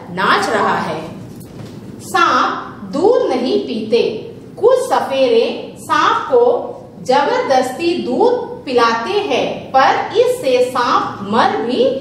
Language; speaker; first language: Hindi; native; Hindi